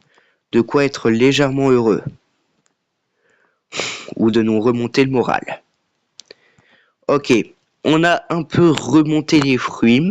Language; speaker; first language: French; native; French